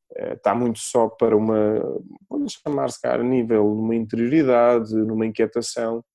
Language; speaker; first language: Portuguese; native; Portuguese